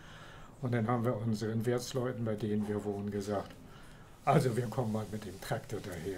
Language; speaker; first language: German; native; German